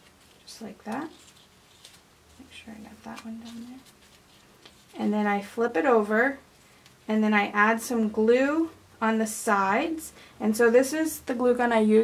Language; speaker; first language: English; native; English